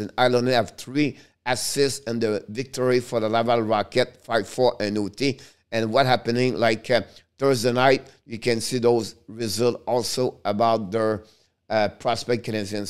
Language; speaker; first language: English; non-native, fluent; French